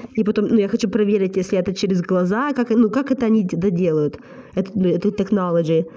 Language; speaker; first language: Russian; early bilingual, heritage; Russian